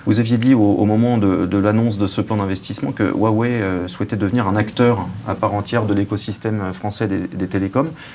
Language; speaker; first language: French; native; French